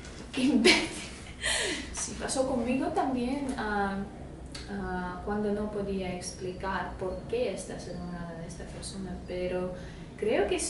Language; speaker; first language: Spanish; non-native, fluent; Russian